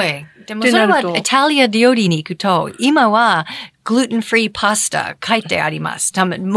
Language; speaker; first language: Japanese; non-native, fluent; English